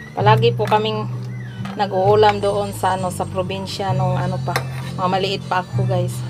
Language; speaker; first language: Filipino; non-native, local second language; Cebuano